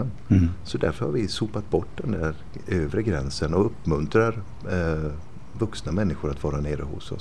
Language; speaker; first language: Swedish; native; Swedish